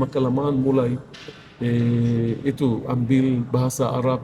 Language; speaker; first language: Indonesian; non-native, fluent; Arabic